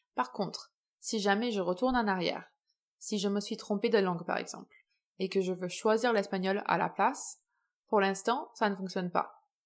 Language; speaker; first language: French; native; French